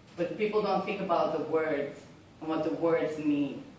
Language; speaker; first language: English; non-native, fluent; Serbian